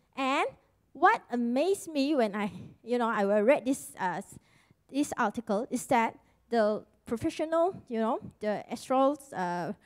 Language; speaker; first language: English; non-native, local second language; Chinese